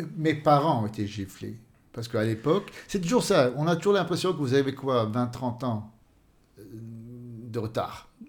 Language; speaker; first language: French; non-native, fluent; Swedish